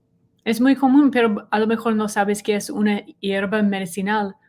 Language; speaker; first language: Spanish; non-native, learner; English